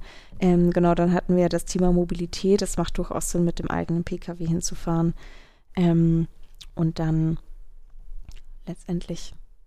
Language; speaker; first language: German; native; German